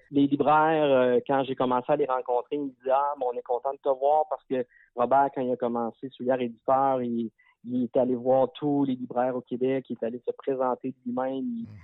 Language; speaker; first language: French; native; French